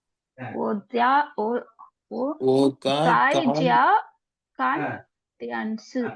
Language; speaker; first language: Chinese; non-native, learner; Tamil